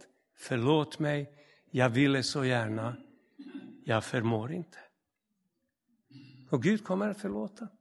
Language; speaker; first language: Swedish; non-native, fluent; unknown